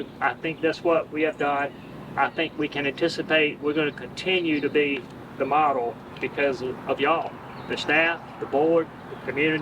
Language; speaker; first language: English; native; English